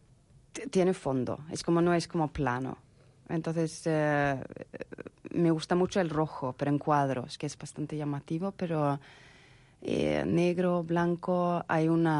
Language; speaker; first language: Spanish; non-native, fluent; Swedish